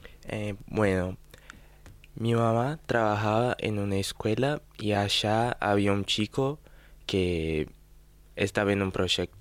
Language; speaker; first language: Spanish; non-native, fluent; Portuguese